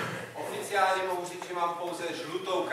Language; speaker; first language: Russian; non-native, learner; Czech